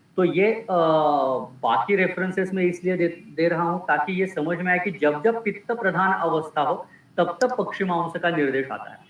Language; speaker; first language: Hindi; non-native, local second language; Marathi